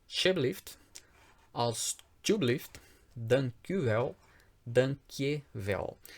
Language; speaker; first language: Dutch; non-native, fluent; Portuguese